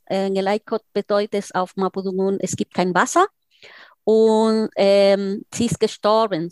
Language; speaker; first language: German; non-native, fluent; Spanish